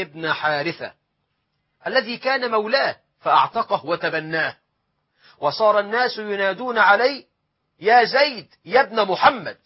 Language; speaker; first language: Arabic; native; Arabic